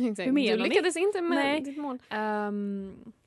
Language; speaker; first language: Swedish; native; Swedish